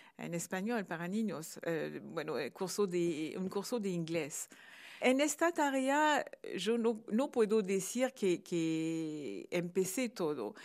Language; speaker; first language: Spanish; non-native, fluent; French